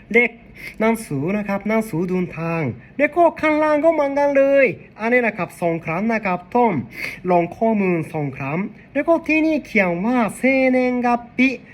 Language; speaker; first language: Thai; non-native, learner; Japanese